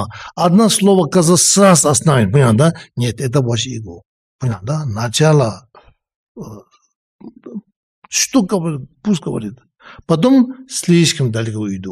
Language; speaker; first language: Russian; non-native, learner; Tibetan